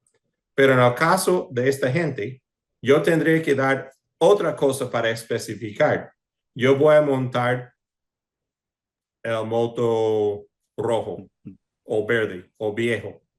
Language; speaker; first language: Spanish; non-native, fluent; English